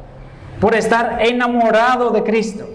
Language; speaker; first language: Spanish; non-native, fluent; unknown